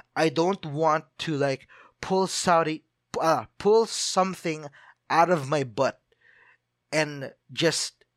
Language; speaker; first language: English; non-native, local second language; Filipino